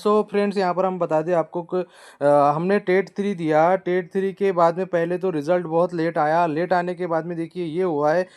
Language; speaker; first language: Hindi; non-native, local second language; Marathi